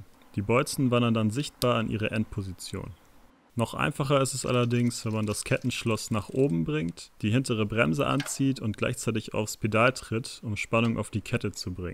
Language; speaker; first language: German; native; German